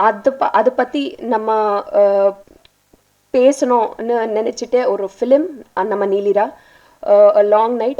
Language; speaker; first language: Tamil; non-native, learner; Telugu